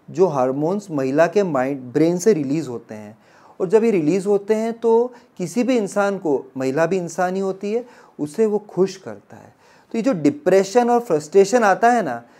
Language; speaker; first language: Hindi; native; Hindi